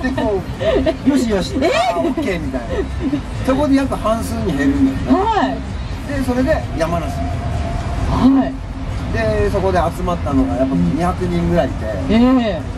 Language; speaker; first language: Japanese; native; Japanese